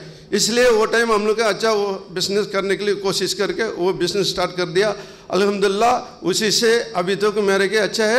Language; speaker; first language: Hindi; non-native, local second language; Urdu